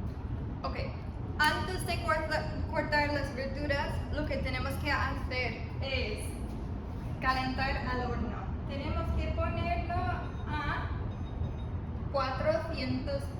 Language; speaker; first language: Spanish; early bilingual, heritage; Spanish